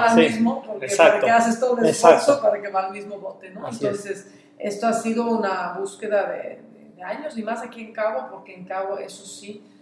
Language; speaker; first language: Spanish; non-native, fluent; Dutch